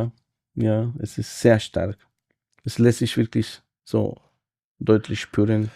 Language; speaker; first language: German; non-native, fluent; Spanish